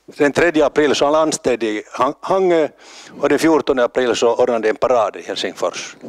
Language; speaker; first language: Swedish; native; Swedish